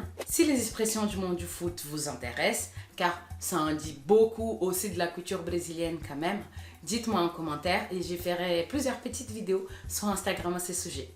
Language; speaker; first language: French; non-native, fluent; Portuguese